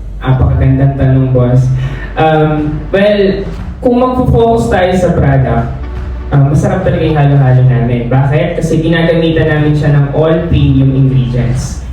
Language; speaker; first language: Filipino; non-native, local second language; Bikol